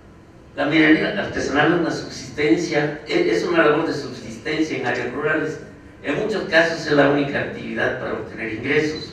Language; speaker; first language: Spanish; native; Spanish